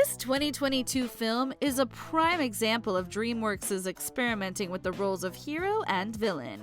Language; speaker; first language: English; native; English